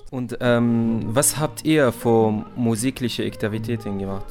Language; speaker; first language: German; non-native, learner; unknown